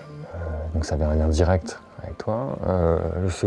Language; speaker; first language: French; native; French